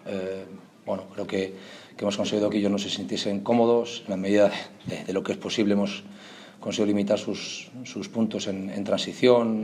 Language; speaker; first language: Spanish; native; Spanish